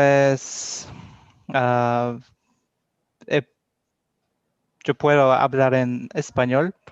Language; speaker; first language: Spanish; non-native, learner; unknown